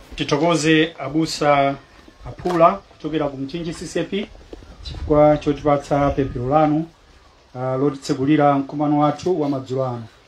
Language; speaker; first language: Nyanja; native; Nyanja